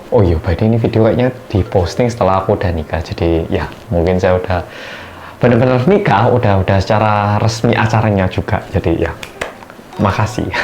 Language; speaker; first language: Indonesian; non-native, fluent; Korean